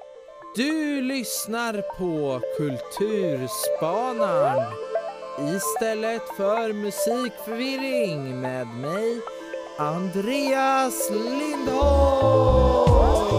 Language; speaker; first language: Swedish; native; Swedish